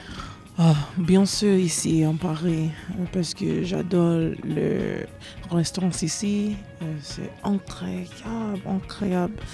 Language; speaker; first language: French; non-native, learner; English